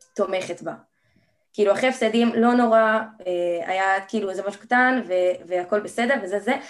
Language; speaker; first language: Hebrew; native; Hebrew